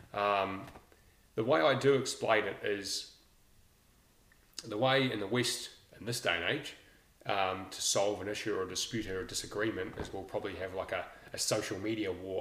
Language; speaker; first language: English; native; English